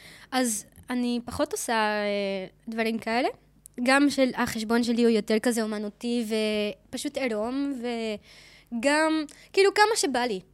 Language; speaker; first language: Hebrew; non-native, fluent; Spanish